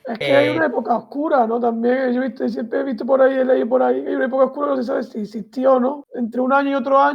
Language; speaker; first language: Spanish; native; Spanish